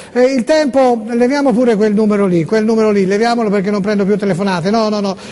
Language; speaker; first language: Italian; native; Italian